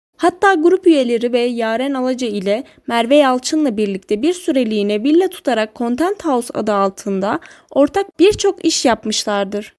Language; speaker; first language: Turkish; native; Turkish